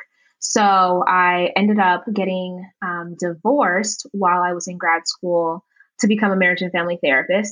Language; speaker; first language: English; native; English